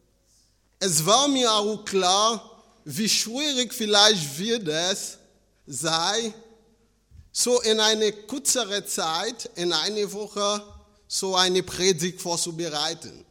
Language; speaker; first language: German; non-native, fluent; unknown